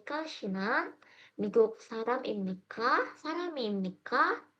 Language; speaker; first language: Korean; non-native, fluent; Indonesian